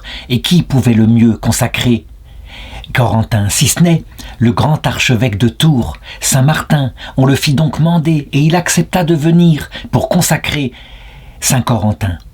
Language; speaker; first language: French; native; French